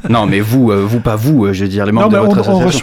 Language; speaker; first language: French; native; French